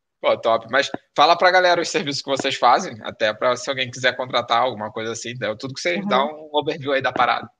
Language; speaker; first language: Portuguese; native; Portuguese